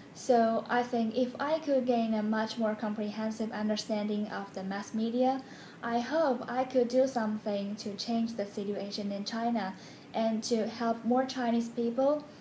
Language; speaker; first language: English; non-native, fluent; Chinese